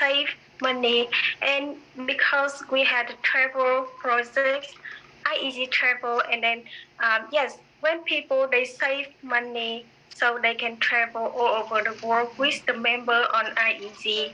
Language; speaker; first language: English; non-native, fluent; Vietnamese